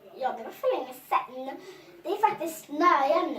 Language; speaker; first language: Swedish; early bilingual, other home language; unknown